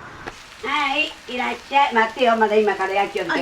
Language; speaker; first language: Japanese; native; Japanese